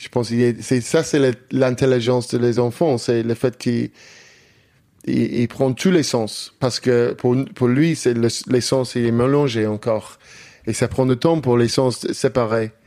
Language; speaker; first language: French; non-native, learner; English